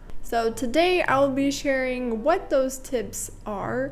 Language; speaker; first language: English; native; English